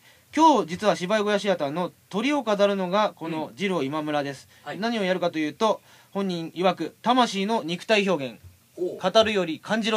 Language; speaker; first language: Japanese; native; Japanese